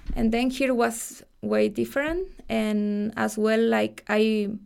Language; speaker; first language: English; non-native, fluent; Spanish